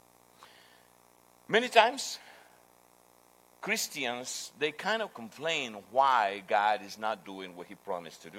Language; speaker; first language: English; non-native, fluent; Spanish